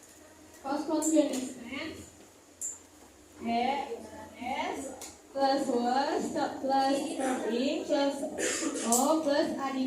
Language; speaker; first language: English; non-native, learner; Indonesian